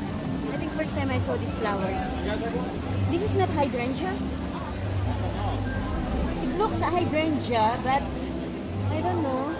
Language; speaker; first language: English; non-native, local second language; Filipino